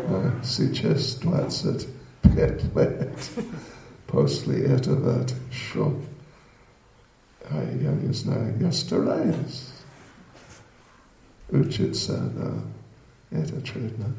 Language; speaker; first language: Russian; non-native, learner; English